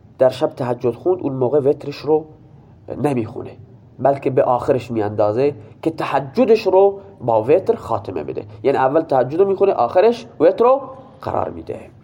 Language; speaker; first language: Persian; non-native, local second language; Baluchi